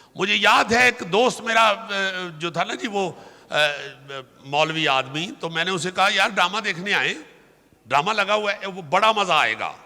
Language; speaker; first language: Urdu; non-native, local second language; Punjabi